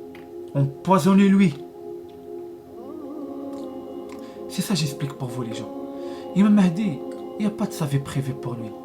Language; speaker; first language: French; non-native, learner; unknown